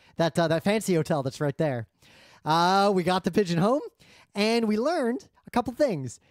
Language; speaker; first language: English; native; English